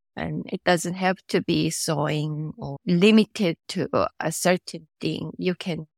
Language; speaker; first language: English; non-native, fluent; Korean